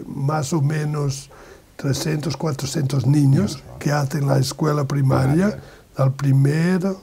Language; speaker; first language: Spanish; non-native, learner; Portuguese